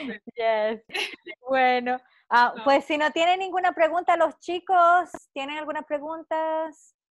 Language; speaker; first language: Spanish; early bilingual, heritage; Spanish